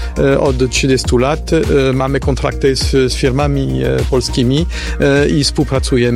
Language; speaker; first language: Polish; non-native, fluent; French